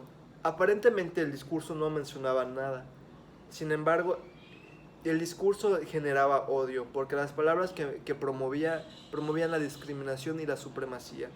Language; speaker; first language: Spanish; native; Spanish